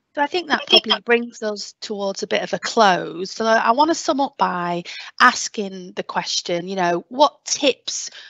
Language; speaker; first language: English; native; English